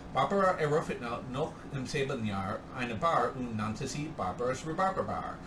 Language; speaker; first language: German; non-native, learner; English